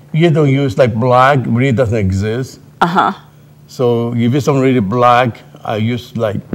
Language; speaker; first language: English; non-native, local second language; Cantonese